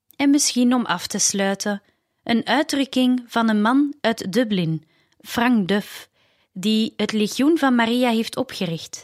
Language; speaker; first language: Dutch; native; Dutch